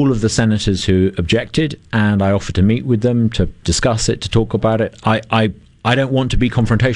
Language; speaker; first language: English; native; English